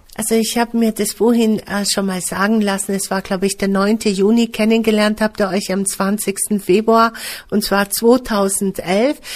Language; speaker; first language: German; native; German